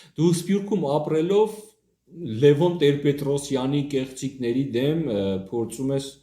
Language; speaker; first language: Armenian; native; Armenian